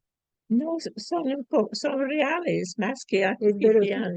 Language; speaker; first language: Spanish; non-native, fluent; English